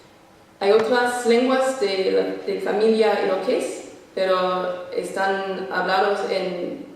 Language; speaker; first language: Spanish; non-native, fluent; English